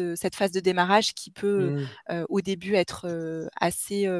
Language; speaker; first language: French; native; French